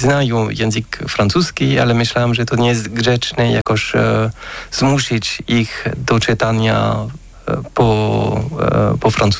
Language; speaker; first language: Polish; non-native, fluent; French